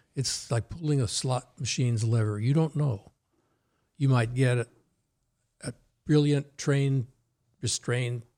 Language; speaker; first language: English; early bilingual, other home language; Norwegian